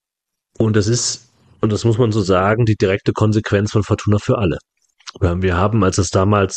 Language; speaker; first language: German; native; German